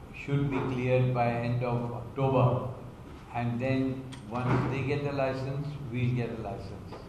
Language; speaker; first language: English; non-native, local second language; Marathi